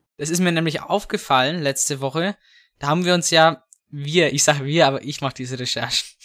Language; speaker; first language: German; native; German